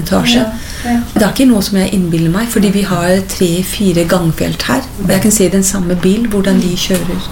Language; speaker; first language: Norwegian; non-native, fluent; English